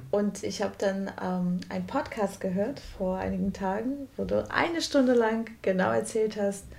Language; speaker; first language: German; non-native, fluent; Portuguese